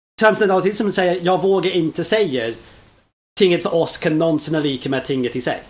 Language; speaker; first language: Swedish; non-native, fluent; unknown